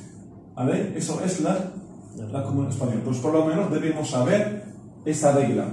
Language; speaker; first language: Spanish; non-native, fluent; Arabic